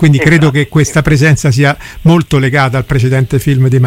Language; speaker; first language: Italian; native; Italian